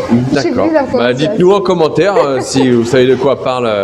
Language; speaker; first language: French; native; French